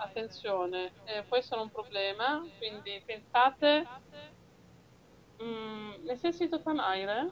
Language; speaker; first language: Spanish; non-native, learner; Italian